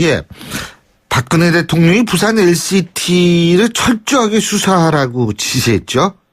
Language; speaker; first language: Korean; native; Korean